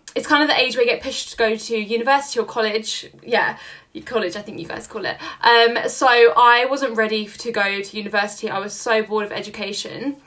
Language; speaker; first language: English; native; English